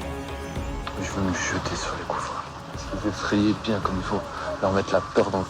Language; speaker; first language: French; native; French